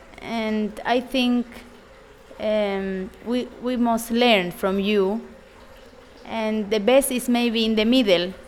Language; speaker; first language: English; non-native, fluent; Spanish